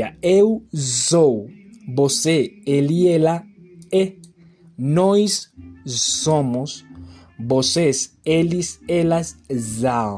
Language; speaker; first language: Portuguese; non-native, fluent; Spanish